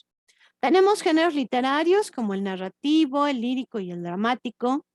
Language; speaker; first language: Spanish; native; Spanish